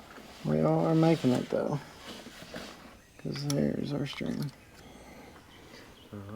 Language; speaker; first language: English; native; English